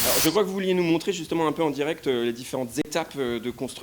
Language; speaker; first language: French; native; French